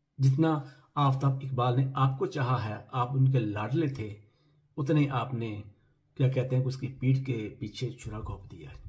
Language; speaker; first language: Urdu; non-native, local second language; Punjabi